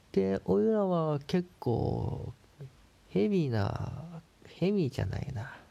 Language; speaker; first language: Japanese; non-native, fluent; Chinese